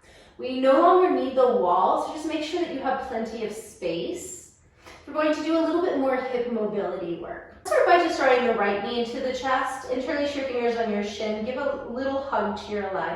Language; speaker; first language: English; native; English